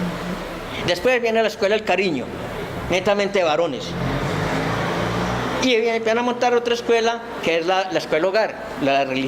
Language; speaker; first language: Spanish; native; Spanish